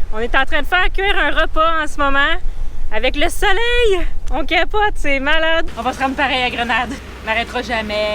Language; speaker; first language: French; native; French